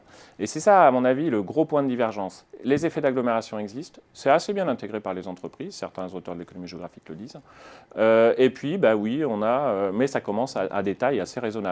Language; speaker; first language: French; native; French